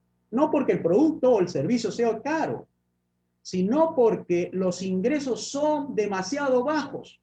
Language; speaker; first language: Spanish; native; Spanish